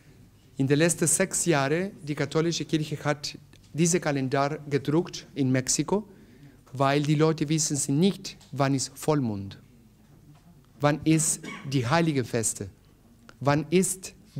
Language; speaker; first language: German; non-native, learner; Spanish